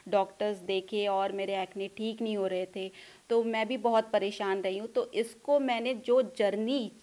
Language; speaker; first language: Hindi; non-native, local second language; Punjabi